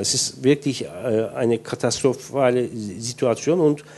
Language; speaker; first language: German; non-native, fluent; Turkish